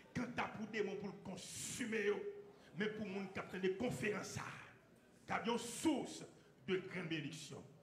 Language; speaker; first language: French; non-native, local second language; Haitian Creole